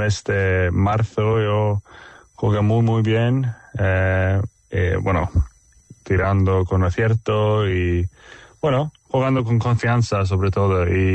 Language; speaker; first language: Spanish; non-native, fluent; Swedish